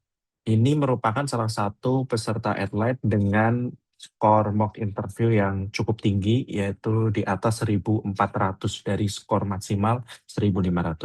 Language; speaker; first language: Indonesian; native; Indonesian